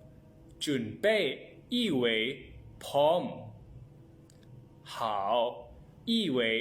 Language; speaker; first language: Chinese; non-native, learner; Lao